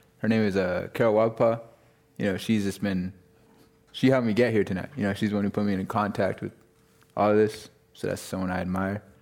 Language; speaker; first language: English; native; English